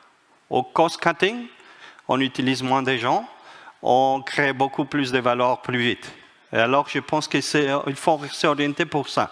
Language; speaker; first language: French; non-native, fluent; Spanish